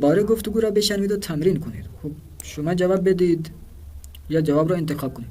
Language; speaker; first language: Persian; non-native, fluent; Urdu